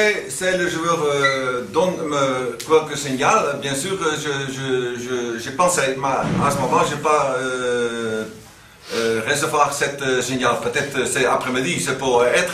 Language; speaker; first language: French; non-native, learner; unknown